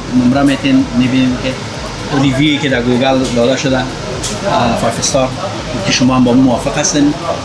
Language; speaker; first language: Persian; native; Persian